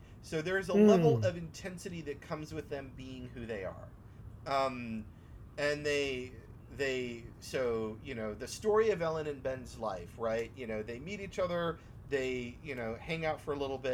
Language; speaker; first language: English; native; English